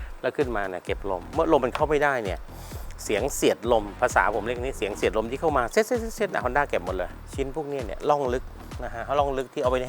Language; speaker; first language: Thai; native; Thai